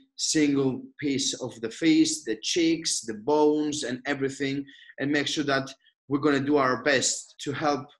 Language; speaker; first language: English; non-native, fluent; Greek